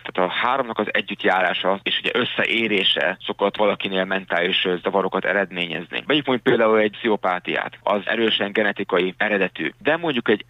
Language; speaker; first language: Hungarian; native; Hungarian